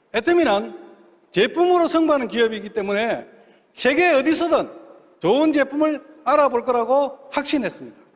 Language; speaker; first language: Korean; native; Korean